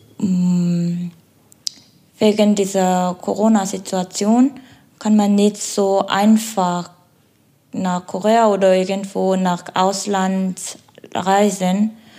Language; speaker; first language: German; non-native, learner; Korean